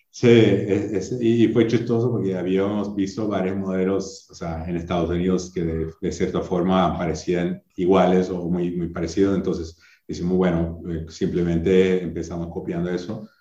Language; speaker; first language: Spanish; non-native, fluent; English